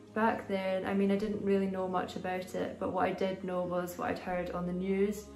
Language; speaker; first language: English; native; English